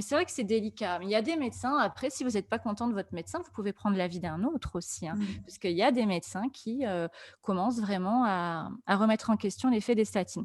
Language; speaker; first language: French; native; French